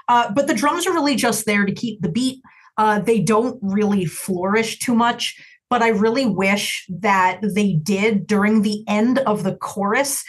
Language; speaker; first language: English; native; English